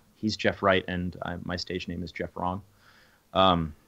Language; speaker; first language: English; native; English